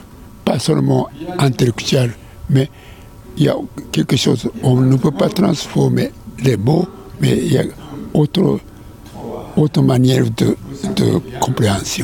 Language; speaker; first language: French; non-native, learner; Japanese